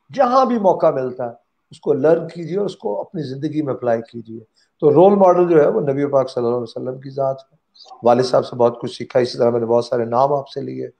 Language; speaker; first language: Urdu; non-native, local second language; Punjabi